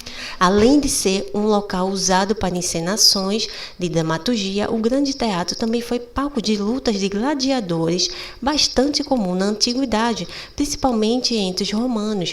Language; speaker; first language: Portuguese; native; Portuguese